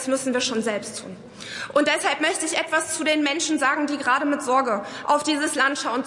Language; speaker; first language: German; early bilingual, other home language; Arabic